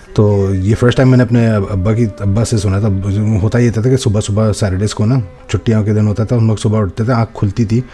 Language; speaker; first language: Urdu; early bilingual, heritage; Urdu